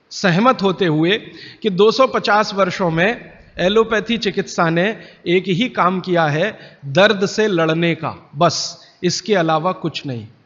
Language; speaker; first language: Hindi; native; Hindi